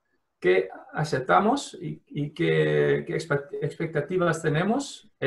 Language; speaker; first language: Spanish; non-native, fluent; Dutch